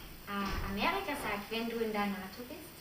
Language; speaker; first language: German; native; German